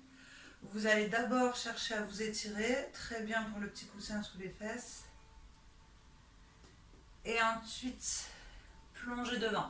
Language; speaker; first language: French; native; French